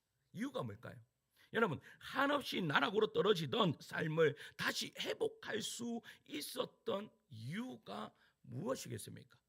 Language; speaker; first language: Korean; native; Korean